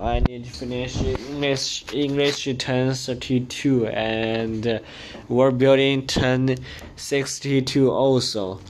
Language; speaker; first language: English; non-native, learner; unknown